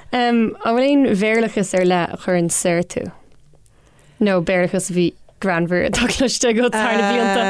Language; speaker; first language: Irish; non-native, local second language; English